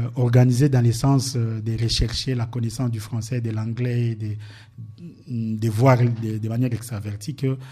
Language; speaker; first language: French; non-native, local second language; Lingala